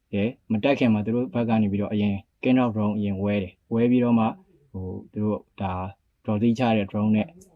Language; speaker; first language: Burmese; native; Burmese